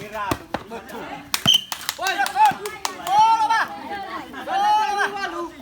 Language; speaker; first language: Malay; non-native, local second language; Nias